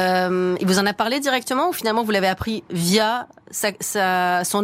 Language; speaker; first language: French; native; French